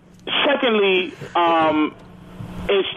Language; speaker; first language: English; native; English